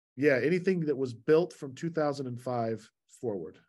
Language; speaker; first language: English; native; English